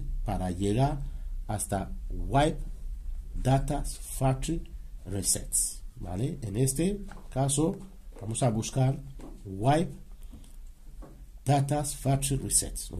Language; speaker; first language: Spanish; non-native, learner; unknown